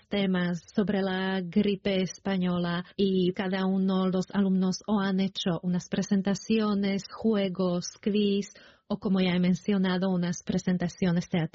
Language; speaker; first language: Spanish; non-native, fluent; Slovak